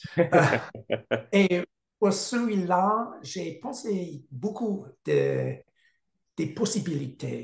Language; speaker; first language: French; non-native, learner; English